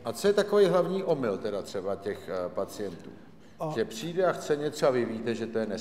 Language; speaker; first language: Czech; native; Czech